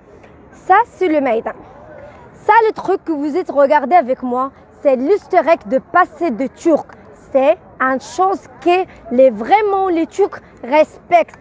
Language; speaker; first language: French; non-native, learner; Arabic